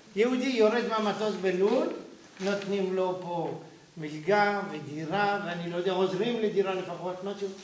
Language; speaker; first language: Hebrew; non-native, fluent; French